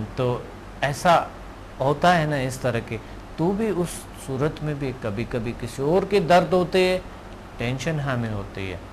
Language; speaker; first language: Urdu; non-native, local second language; Pashto